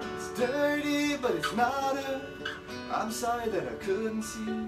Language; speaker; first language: English; native; English